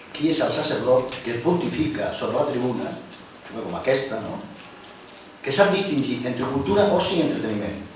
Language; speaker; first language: Catalan; non-native, local second language; Spanish